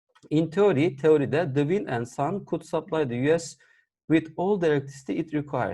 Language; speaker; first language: English; non-native, fluent; Turkish